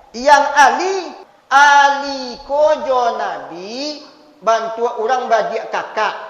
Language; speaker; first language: Malay; non-native, local second language; Minangkabau